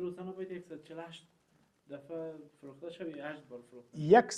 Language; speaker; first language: Persian; native; Persian